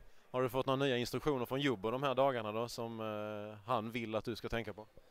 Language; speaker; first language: Swedish; native; Swedish